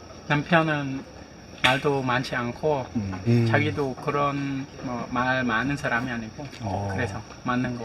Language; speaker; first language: Korean; non-native, learner; Khmer